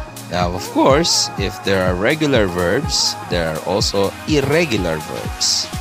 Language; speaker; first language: English; non-native, local second language; Filipino